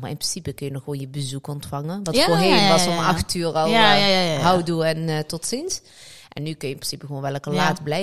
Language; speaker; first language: Dutch; early bilingual, other home language; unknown